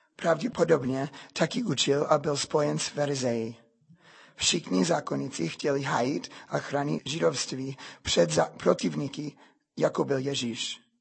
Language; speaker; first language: Czech; non-native, fluent; English